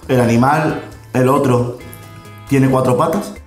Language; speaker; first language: Spanish; native; Spanish